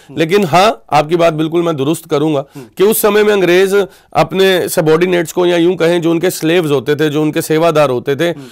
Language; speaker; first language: Hindi; non-native, local second language; Punjabi